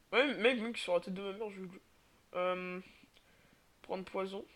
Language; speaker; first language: French; native; French